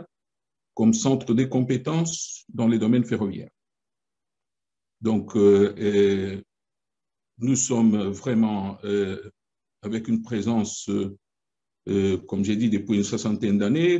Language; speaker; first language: French; non-native, fluent; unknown